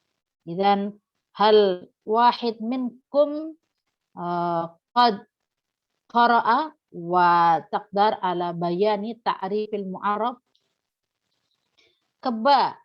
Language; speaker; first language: Arabic; non-native, fluent; Indonesian